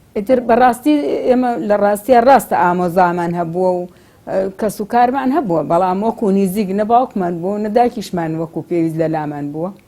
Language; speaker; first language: Central Kurdish; native; Central Kurdish